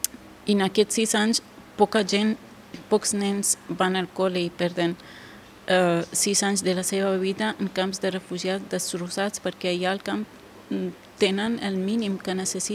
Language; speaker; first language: Catalan; non-native, fluent; Kurdish